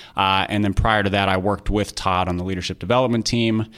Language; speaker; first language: English; native; English